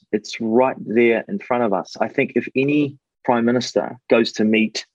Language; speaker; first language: English; native; English